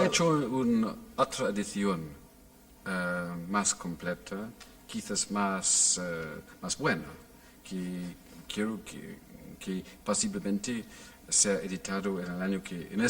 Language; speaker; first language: Spanish; non-native, fluent; English